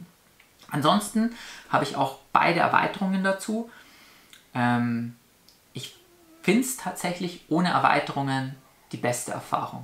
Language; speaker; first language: German; native; German